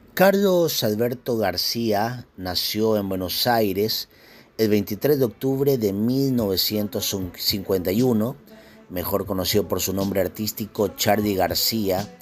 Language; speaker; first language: Spanish; native; Spanish